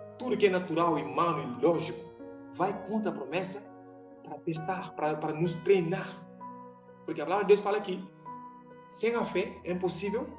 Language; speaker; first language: Portuguese; non-native, fluent; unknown